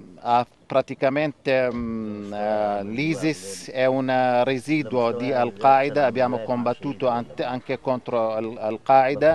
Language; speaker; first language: Italian; non-native, fluent; Kurdish